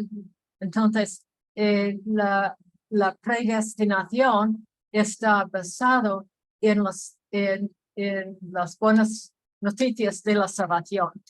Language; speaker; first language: Spanish; non-native, fluent; English